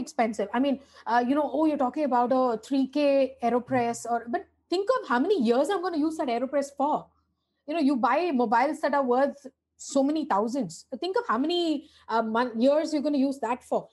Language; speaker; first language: English; non-native, local second language; Tamil